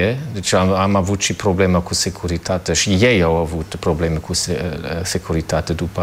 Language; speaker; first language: Romanian; non-native, fluent; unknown